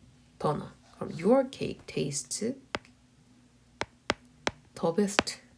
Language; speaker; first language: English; non-native, fluent; Korean